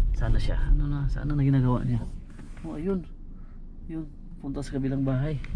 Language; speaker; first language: Filipino; non-native, local second language; Cebuano